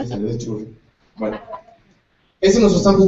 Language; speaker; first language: Spanish; native; Spanish